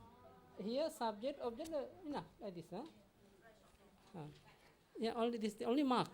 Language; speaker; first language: English; non-native, learner; Sinhala